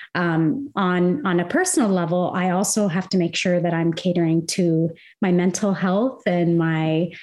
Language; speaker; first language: English; non-native, fluent; Arabic